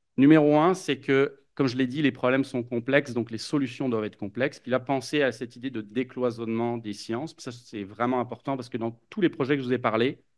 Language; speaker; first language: French; native; French